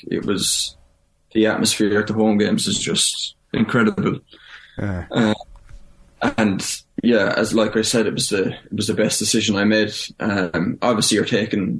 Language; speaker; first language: English; native; English